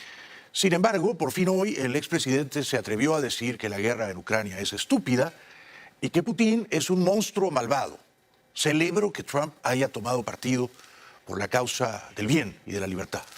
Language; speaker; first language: Spanish; native; Spanish